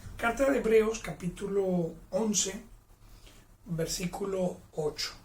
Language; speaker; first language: Spanish; native; Spanish